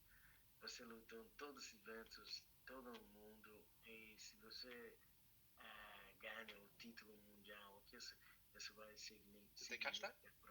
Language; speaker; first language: Portuguese; non-native, fluent; English